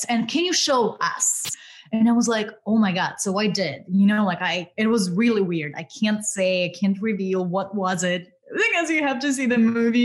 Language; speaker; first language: English; non-native, fluent; Ukrainian